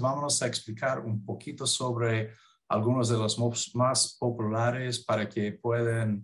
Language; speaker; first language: Spanish; non-native, fluent; English